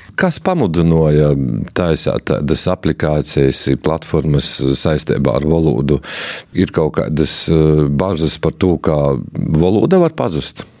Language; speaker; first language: Latvian; native; Latvian